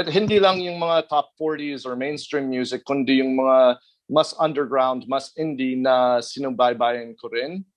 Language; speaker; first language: Filipino; non-native, fluent; English